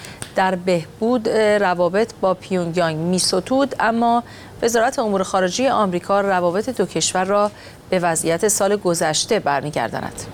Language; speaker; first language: Persian; native; Persian